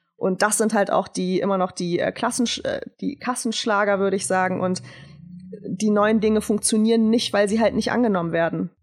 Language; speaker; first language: German; early bilingual, other home language; Turkish